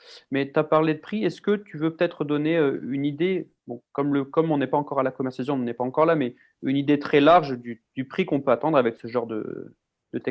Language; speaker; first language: French; native; French